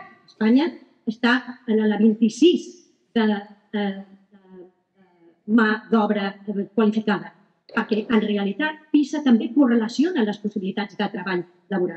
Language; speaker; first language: Catalan; native; Catalan